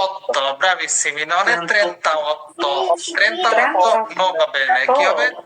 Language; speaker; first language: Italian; non-native, fluent; Bangla